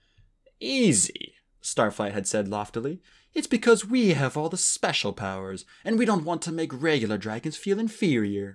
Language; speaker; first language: English; native; English